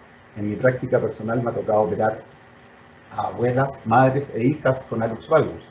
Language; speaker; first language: Spanish; native; Spanish